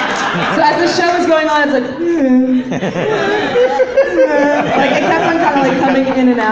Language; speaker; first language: English; native; English